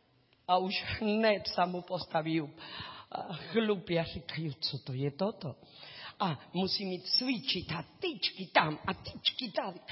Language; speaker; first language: Czech; non-native, learner; Spanish